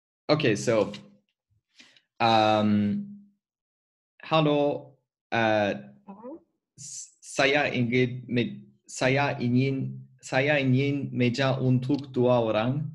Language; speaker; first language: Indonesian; non-native, learner; French